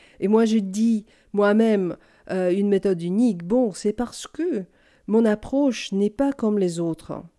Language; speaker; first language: French; non-native, fluent; Russian